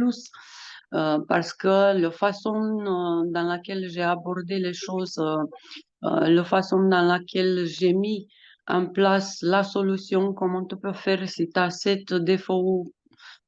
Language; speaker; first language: French; non-native, fluent; Romanian